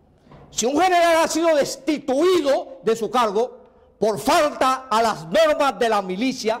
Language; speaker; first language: Spanish; native; Spanish